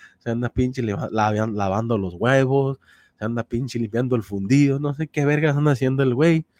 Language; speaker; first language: Spanish; early bilingual, heritage; Spanish